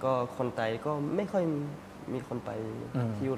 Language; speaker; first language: Thai; early bilingual, heritage; Thai